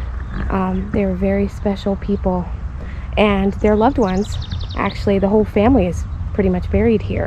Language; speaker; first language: English; native; English